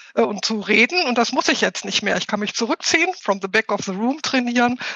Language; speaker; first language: German; native; German